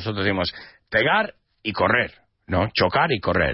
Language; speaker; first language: Spanish; non-native, fluent; English